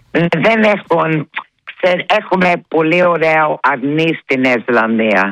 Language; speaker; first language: Greek; early bilingual, heritage; Greek